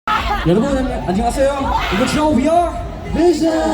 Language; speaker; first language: Korean; non-native, learner; Filipino